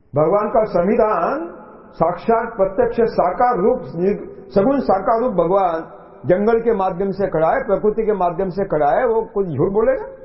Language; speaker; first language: Hindi; non-native, local second language; Marathi